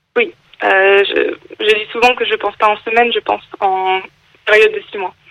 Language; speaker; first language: French; non-native, fluent; English